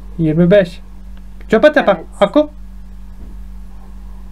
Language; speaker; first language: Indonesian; non-native, fluent; Turkish